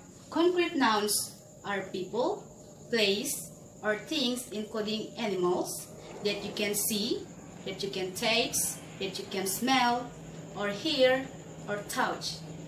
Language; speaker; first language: English; non-native, learner; Indonesian